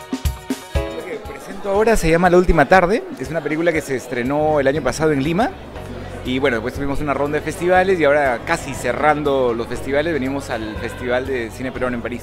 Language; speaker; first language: Spanish; native; Spanish